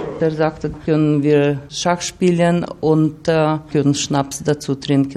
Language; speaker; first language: German; non-native, learner; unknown